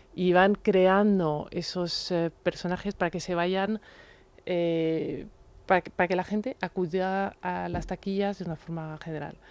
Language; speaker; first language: Spanish; non-native, fluent; French